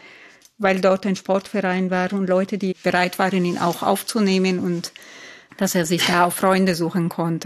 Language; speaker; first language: German; non-native, fluent; Italian